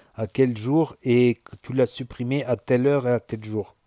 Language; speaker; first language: French; native; French